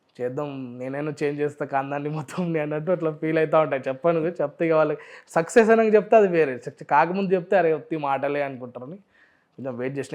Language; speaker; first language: Telugu; non-native, local second language; Urdu